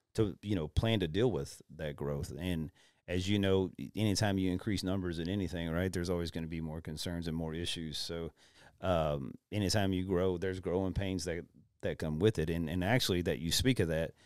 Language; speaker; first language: English; native; English